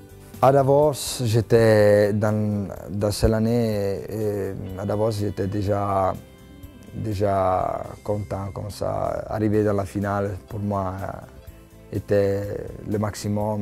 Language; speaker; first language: French; non-native, local second language; Italian